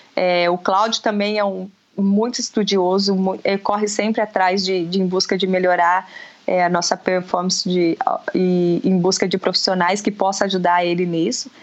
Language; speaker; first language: Portuguese; native; Portuguese